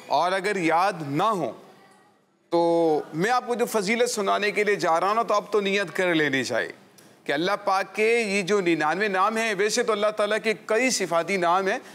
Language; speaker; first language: Urdu; native; Urdu